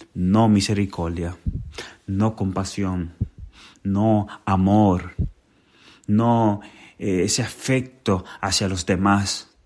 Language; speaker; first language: Spanish; native; Spanish